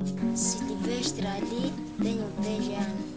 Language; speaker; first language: Portuguese; non-native, local second language; Makhuwa